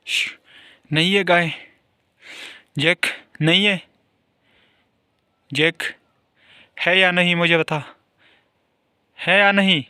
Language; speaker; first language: Hindi; non-native, local second language; Pashto